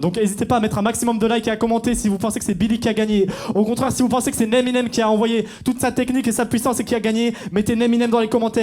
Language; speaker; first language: French; native; French